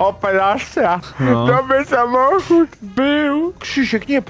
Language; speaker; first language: Polish; native; Polish